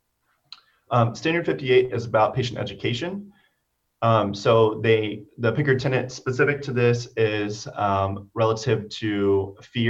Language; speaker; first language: English; native; English